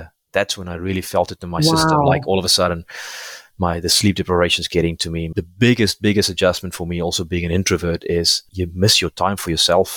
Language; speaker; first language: English; non-native, local second language; Afrikaans